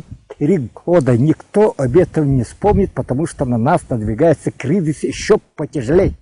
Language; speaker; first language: Russian; non-native, local second language; Yakut